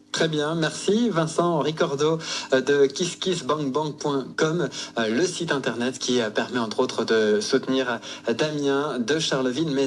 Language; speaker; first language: French; native; French